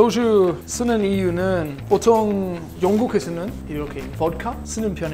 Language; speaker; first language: Korean; non-native, fluent; English